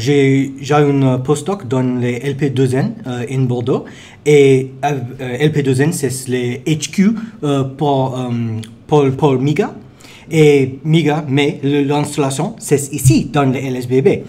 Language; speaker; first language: French; non-native, learner; English